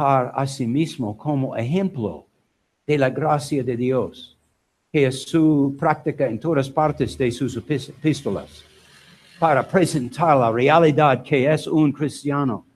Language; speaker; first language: Spanish; non-native, learner; English